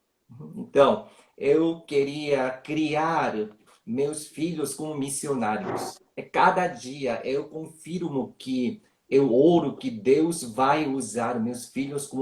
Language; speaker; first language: Portuguese; non-native, learner; Korean